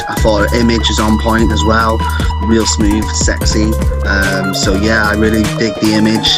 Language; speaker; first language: English; native; English